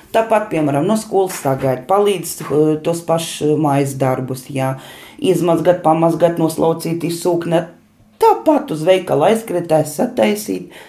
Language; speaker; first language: Latvian; native; Latvian